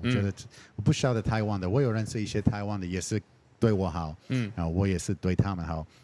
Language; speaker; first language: Chinese; non-native, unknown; English